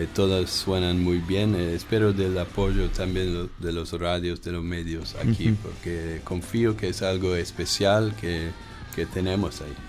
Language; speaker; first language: Spanish; non-native, fluent; English